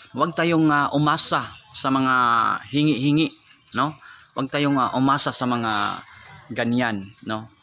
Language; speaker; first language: Filipino; non-native, local second language; Cebuano